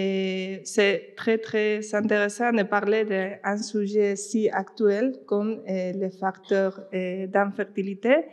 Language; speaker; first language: French; non-native, fluent; Spanish